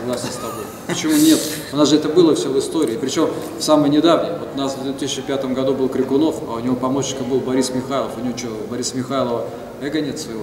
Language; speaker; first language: Russian; native; Russian